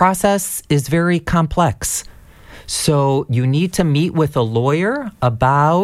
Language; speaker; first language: Spanish; non-native, fluent; English